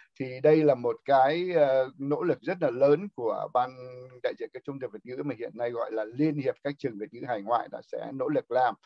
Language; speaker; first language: Vietnamese; native; Vietnamese